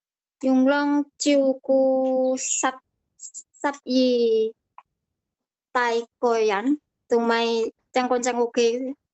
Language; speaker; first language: Cantonese; non-native, learner; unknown